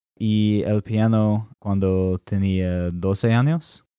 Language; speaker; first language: Spanish; non-native, learner; English